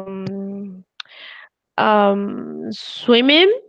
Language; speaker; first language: English; non-native, learner; Spanish